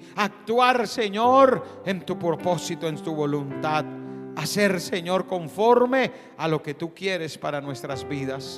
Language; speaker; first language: Spanish; native; Spanish